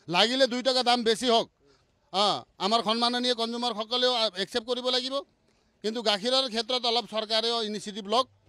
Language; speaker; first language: Assamese; non-native, local second language; Nepali